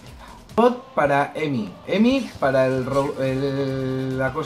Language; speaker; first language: Spanish; native; Spanish